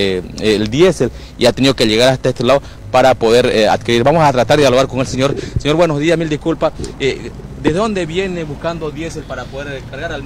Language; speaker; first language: Spanish; native; Spanish